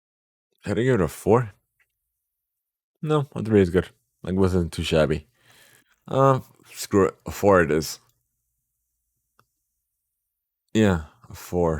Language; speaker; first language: English; early bilingual, heritage; Arabic